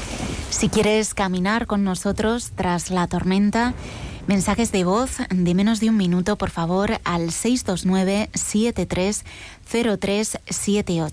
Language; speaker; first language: Spanish; native; Spanish